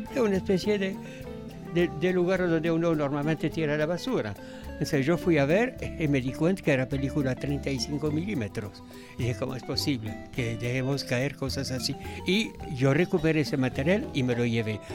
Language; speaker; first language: Spanish; non-native, fluent; French